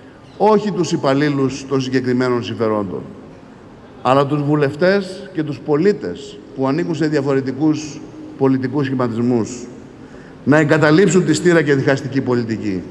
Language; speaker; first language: Greek; native; Greek